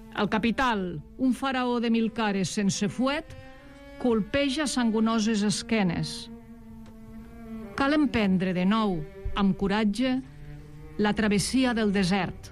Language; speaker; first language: Catalan; native; Catalan